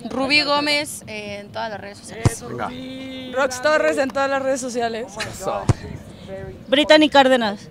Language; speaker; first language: Spanish; native; Spanish